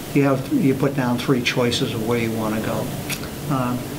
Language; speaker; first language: English; native; English